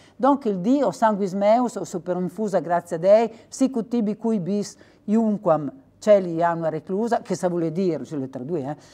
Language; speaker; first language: French; non-native, fluent; Italian